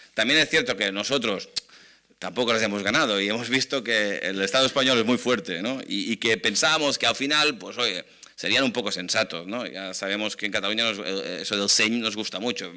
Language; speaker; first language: Spanish; non-native, local second language; Catalan